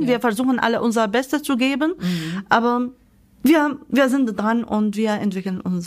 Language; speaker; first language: German; non-native, fluent; Arabic